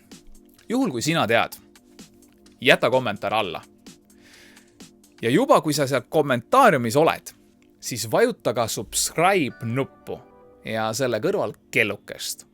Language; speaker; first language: Estonian; native; Estonian